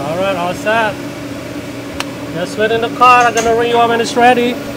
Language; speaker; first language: English; non-native, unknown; Indonesian